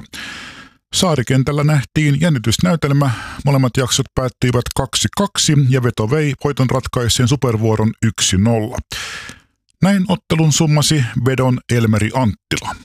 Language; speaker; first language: Finnish; native; Finnish